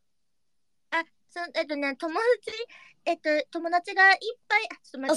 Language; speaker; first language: Japanese; native; Japanese